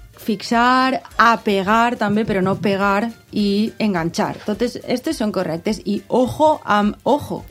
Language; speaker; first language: Catalan; native; Catalan